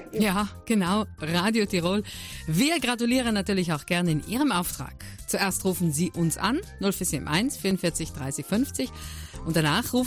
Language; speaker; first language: German; native; German